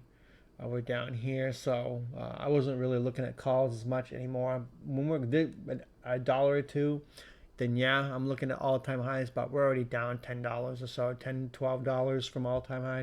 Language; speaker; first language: English; native; English